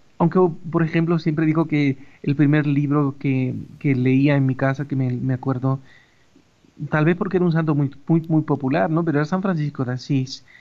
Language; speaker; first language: Spanish; native; Spanish